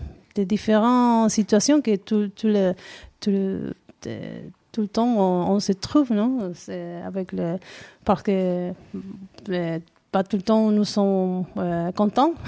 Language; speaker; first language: French; non-native, learner; Spanish